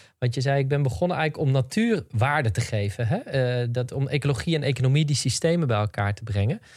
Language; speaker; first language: Dutch; native; Dutch